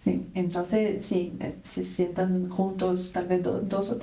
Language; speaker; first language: Spanish; non-native, fluent; Portuguese